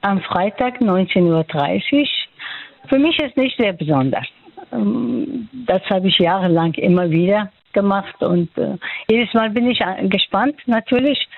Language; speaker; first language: German; non-native, fluent; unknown